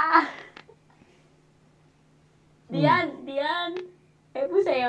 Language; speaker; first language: Korean; non-native, learner; Indonesian